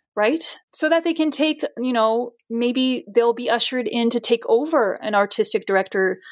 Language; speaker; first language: English; non-native, fluent; Portuguese